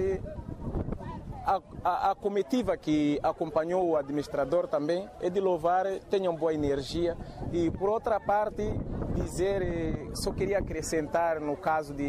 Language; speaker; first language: Portuguese; non-native, local second language; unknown